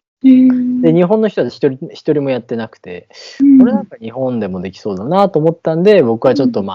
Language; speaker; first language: Japanese; native; Japanese